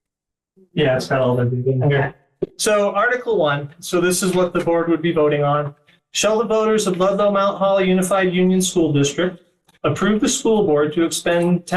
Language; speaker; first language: English; native; English